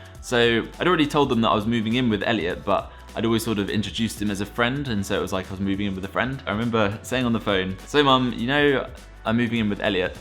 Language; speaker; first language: English; native; English